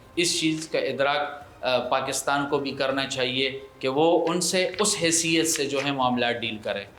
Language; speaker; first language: Urdu; non-native, local second language; Pashto